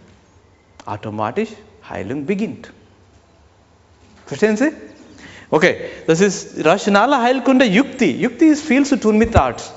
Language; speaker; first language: German; non-native, learner; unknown